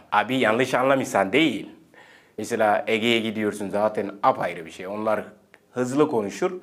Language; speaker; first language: Turkish; non-native, fluent; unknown